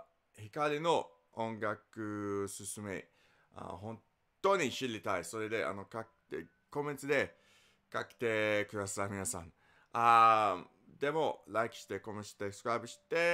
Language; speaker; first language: Japanese; non-native, learner; English